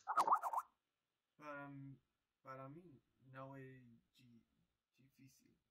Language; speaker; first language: Portuguese; non-native, learner; English